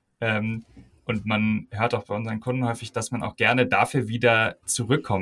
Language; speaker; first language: German; native; German